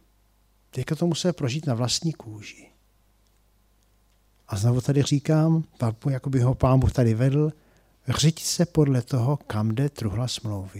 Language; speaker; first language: Czech; native; Czech